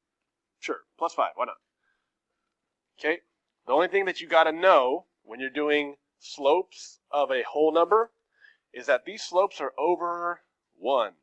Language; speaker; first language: English; native; English